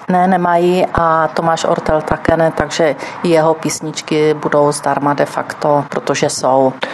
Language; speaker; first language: Czech; native; Czech